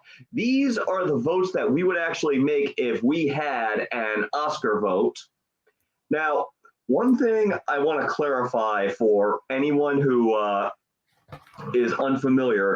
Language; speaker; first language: English; native; English